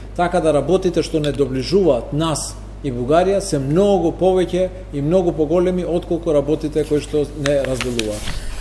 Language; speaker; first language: Macedonian; non-native, local second language; Albanian